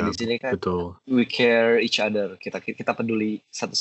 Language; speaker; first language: Indonesian; native; Indonesian